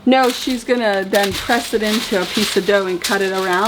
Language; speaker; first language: English; native; English